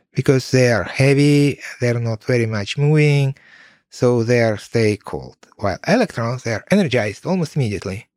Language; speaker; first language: English; non-native, fluent; Ukrainian